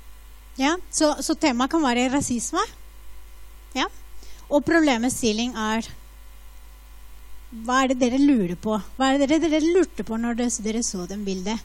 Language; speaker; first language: Norwegian; non-native, fluent; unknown